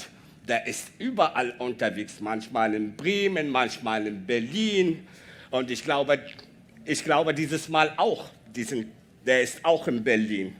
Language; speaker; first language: German; non-native, learner; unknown